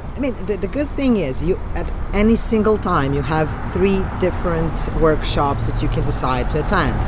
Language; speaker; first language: English; non-native, fluent; Serbian